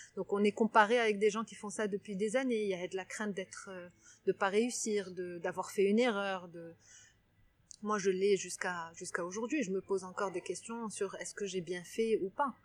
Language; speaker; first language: French; non-native, local second language; Arabic